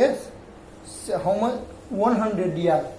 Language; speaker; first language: English; non-native, learner; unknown